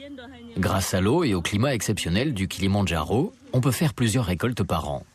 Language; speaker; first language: French; native; French